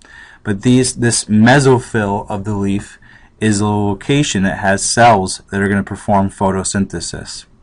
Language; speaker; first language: English; native; English